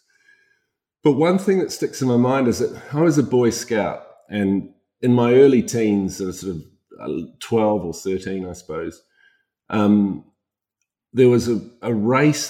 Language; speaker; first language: English; native; English